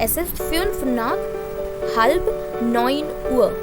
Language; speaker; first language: German; non-native, fluent; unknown